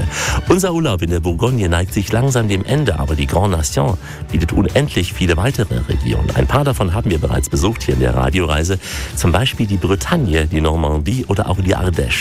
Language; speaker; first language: German; native; German